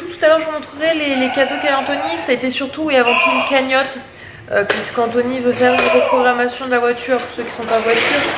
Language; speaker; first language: French; native; French